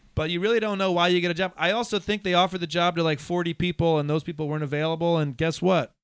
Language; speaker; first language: English; native; English